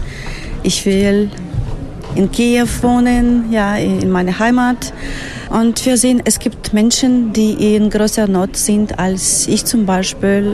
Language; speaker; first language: German; non-native, fluent; Ukrainian